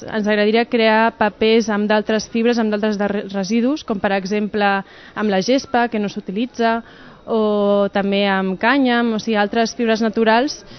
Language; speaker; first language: Catalan; native; Catalan